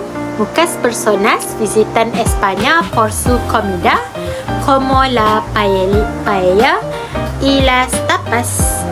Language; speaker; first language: Spanish; non-native, learner; Malay